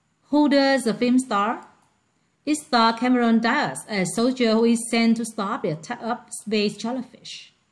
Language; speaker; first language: English; non-native, fluent; Vietnamese